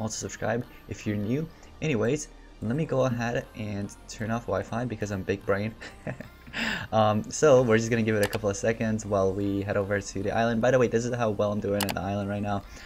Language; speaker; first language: English; native; English